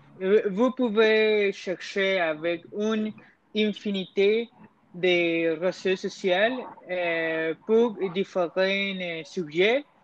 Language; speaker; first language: French; non-native, learner; Spanish